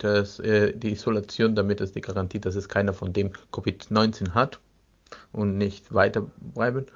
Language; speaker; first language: German; non-native, fluent; Spanish